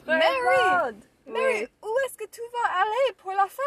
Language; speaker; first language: French; non-native, learner; English